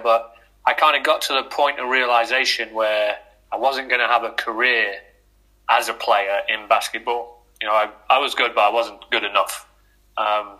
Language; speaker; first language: English; native; English